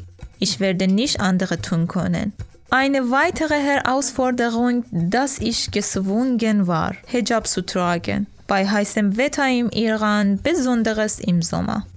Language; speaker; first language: German; non-native, learner; Persian